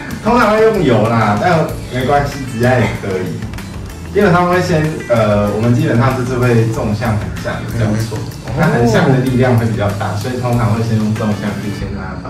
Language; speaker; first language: Chinese; native; Chinese